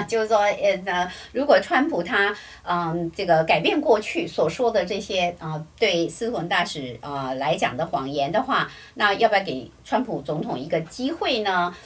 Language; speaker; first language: Chinese; native; Chinese